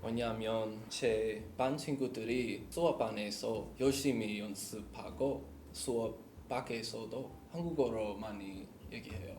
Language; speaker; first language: Korean; non-native, learner; English